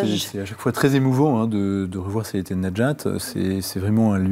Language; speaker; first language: French; native; French